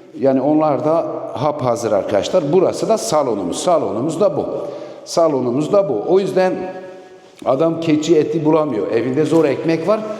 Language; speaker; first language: Turkish; native; Turkish